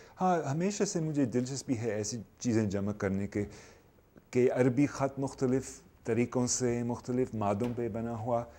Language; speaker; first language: Urdu; non-native, fluent; English